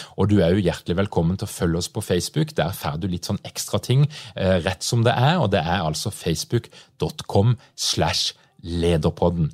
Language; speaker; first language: Norwegian; native; Norwegian